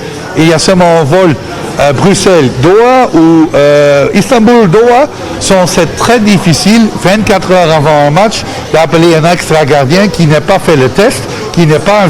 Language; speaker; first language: French; non-native, fluent; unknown